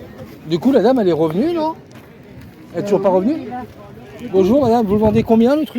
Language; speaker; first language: French; native; French